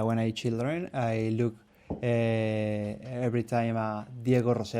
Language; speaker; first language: English; non-native, learner; Spanish